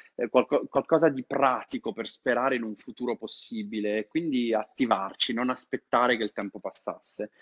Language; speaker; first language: Italian; native; Italian